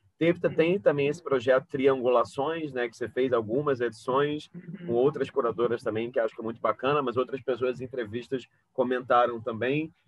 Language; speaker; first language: Portuguese; native; Portuguese